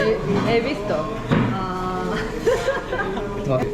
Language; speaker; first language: Spanish; non-native, learner; Korean